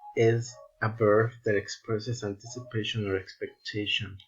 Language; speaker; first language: English; non-native, fluent; Spanish